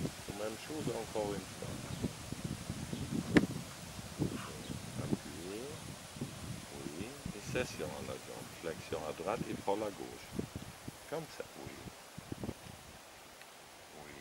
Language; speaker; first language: French; non-native, learner; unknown